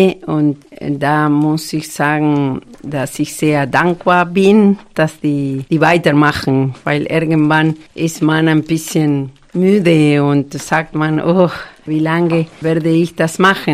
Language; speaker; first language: German; non-native, fluent; Spanish